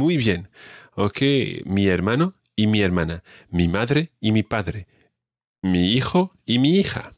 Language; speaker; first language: Spanish; non-native, fluent; English